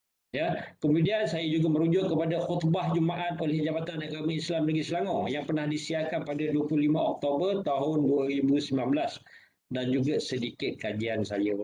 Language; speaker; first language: Malay; native; Malay